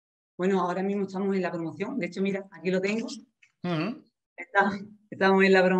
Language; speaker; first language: Spanish; native; Spanish